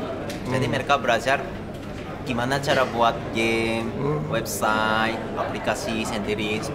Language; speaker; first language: Indonesian; non-native, fluent; Japanese